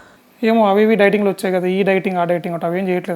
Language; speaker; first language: Telugu; native; Telugu